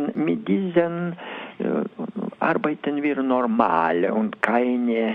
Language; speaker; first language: German; non-native, learner; Lithuanian